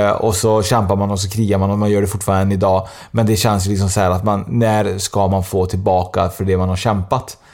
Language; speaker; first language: Swedish; native; Swedish